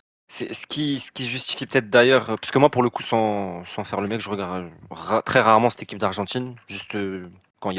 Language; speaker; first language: French; native; French